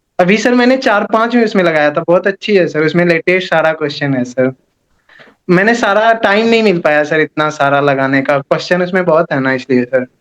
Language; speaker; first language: Hindi; native; Hindi